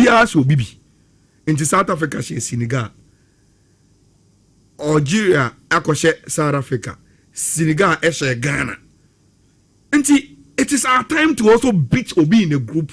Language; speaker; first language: English; non-native, local second language; Akan